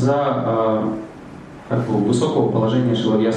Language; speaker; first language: Russian; native; Russian